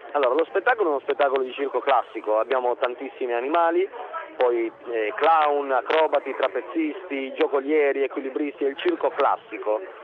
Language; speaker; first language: Italian; native; Italian